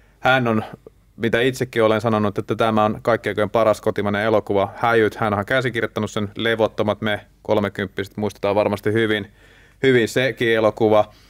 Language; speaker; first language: Finnish; native; Finnish